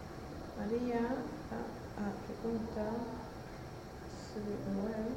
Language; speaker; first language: Spanish; non-native, learner; Swedish